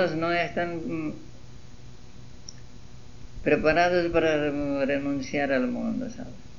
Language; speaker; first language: Portuguese; non-native, learner; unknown